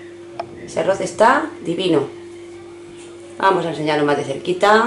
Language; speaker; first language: Spanish; native; Spanish